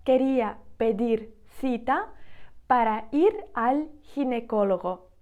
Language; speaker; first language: Spanish; non-native, fluent; Ukrainian